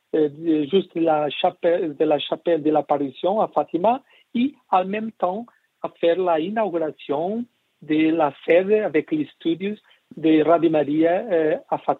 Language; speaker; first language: French; non-native, learner; Portuguese